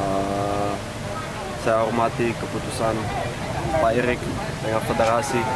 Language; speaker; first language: Indonesian; non-native, learner; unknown